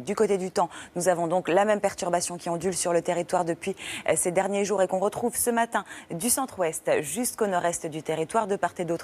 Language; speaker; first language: French; native; French